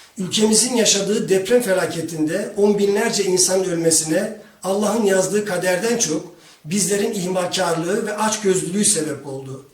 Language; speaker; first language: Turkish; non-native, local second language; Kurdish